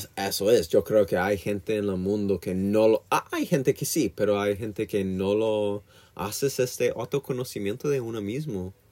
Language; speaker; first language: Spanish; non-native, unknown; English